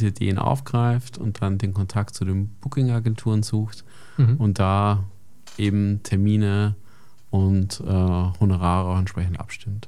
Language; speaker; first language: German; native; German